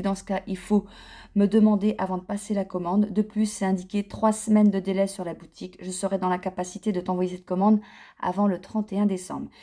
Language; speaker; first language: French; native; French